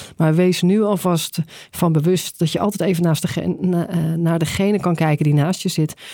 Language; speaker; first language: Dutch; native; Dutch